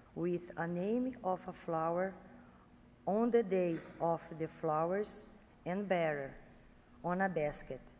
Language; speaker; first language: English; non-native, fluent; Portuguese